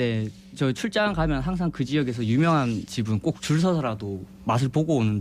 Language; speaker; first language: Korean; native; Korean